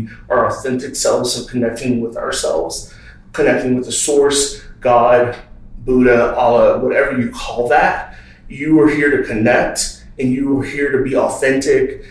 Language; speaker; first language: English; native; English